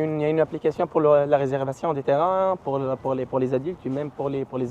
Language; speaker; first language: French; non-native, learner; Arabic